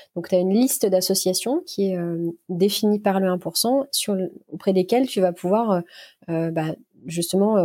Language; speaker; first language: French; native; French